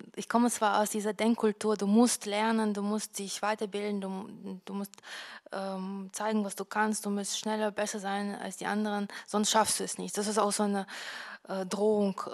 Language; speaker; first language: German; non-native, fluent; Ukrainian